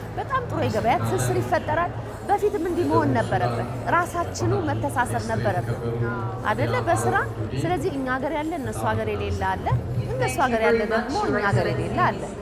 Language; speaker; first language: Amharic; native; Amharic